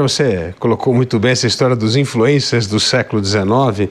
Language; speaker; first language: Portuguese; native; Portuguese